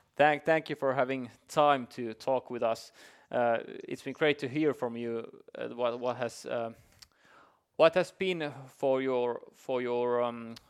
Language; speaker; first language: English; non-native, fluent; Finnish